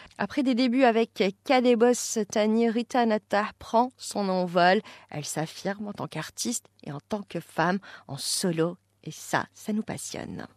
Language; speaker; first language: French; non-native, local second language; Arabic